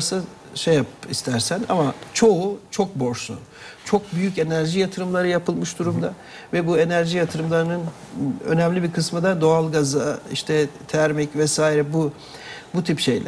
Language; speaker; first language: Turkish; native; Turkish